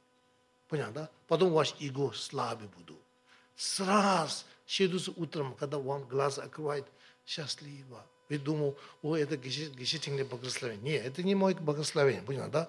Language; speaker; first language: Russian; non-native, learner; Tibetan